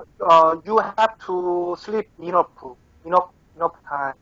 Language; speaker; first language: English; non-native, learner; Korean